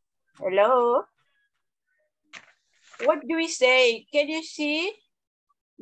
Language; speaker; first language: English; non-native, learner; Indonesian